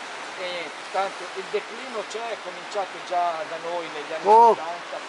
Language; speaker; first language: Italian; native; Italian